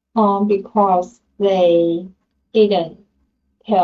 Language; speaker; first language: English; non-native, learner; Chinese